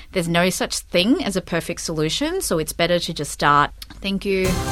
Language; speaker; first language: English; early bilingual, other home language; Vietnamese